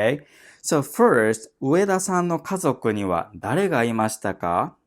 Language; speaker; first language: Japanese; non-native, fluent; English